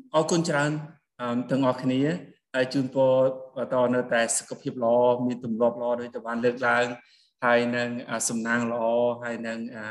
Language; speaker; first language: Khmer; native; Khmer